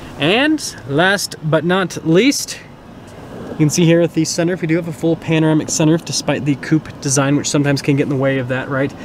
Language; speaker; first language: English; native; English